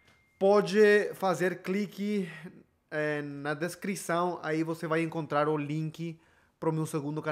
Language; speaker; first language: Portuguese; non-native, fluent; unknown